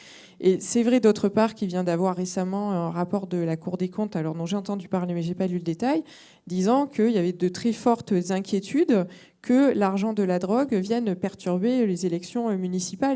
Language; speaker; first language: French; native; French